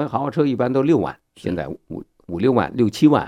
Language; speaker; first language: Chinese; native; Chinese